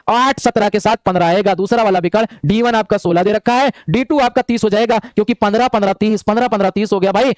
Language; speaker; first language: Hindi; native; Hindi